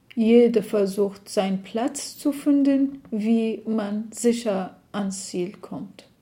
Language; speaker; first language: German; non-native, fluent; Arabic